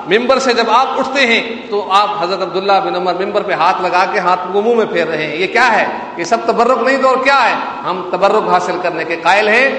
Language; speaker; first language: Urdu; native; Urdu